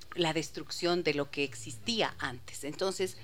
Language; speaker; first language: Spanish; native; Spanish